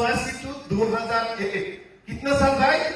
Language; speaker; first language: Hindi; non-native, learner; Bangla